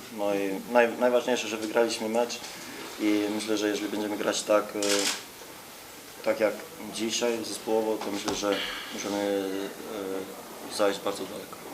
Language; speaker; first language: Polish; non-native, learner; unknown